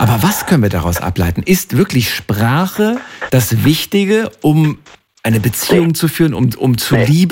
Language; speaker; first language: German; native; German